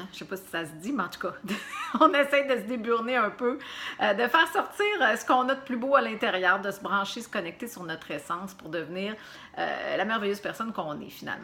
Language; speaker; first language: French; native; French